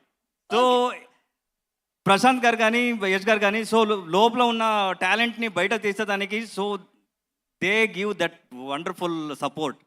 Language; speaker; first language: Telugu; non-native, learner; Kannada